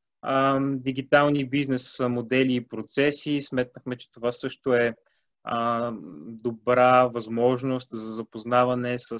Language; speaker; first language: Bulgarian; native; Bulgarian